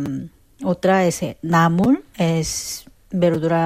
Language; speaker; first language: Spanish; non-native, fluent; Korean